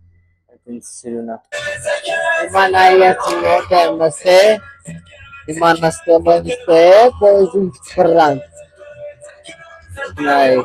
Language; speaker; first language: Armenian; non-native, learner; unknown